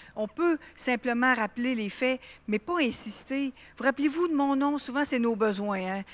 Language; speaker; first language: French; native; French